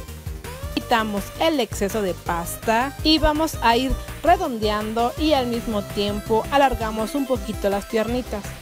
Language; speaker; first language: Spanish; native; Spanish